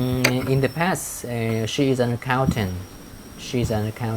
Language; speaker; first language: English; non-native, fluent; Vietnamese